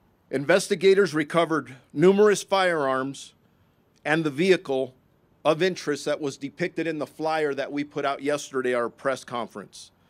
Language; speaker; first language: English; early bilingual, other home language; Spanish